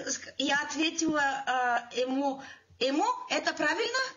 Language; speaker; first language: Russian; non-native, learner; Bulgarian